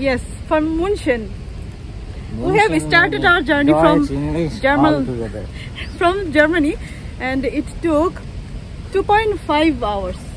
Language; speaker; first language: English; non-native, local second language; Bangla